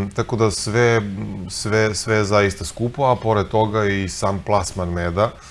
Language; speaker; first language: Serbian; native; Serbian